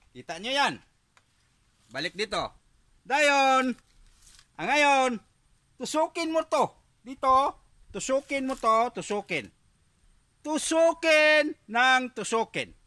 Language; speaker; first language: Filipino; non-native, local second language; Cebuano